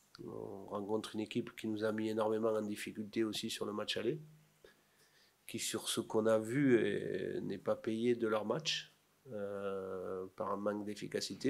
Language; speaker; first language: French; native; French